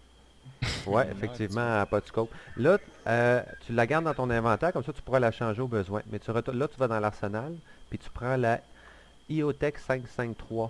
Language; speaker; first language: French; native; French